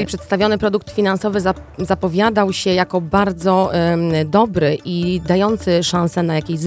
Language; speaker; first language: Polish; native; Polish